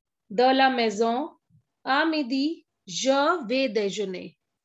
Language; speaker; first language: French; non-native, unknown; Hindi